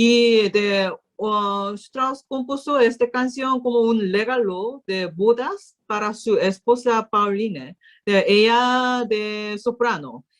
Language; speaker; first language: Spanish; non-native, learner; Korean